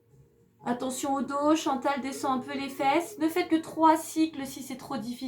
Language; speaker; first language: French; native; French